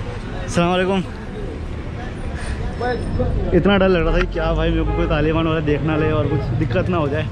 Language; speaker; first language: Hindi; native; Hindi